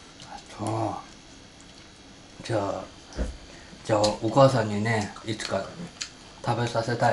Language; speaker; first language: Japanese; native; Japanese